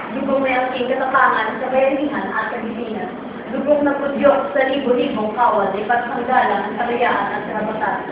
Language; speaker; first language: Filipino; non-native, local second language; Hiligaynon